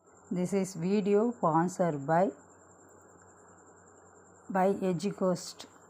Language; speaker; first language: English; non-native, local second language; Tamil